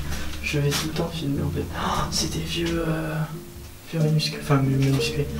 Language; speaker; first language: French; native; French